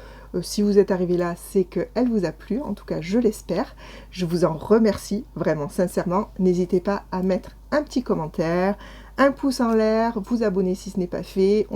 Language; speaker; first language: French; native; French